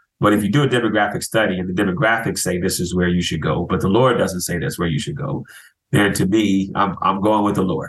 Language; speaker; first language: English; native; English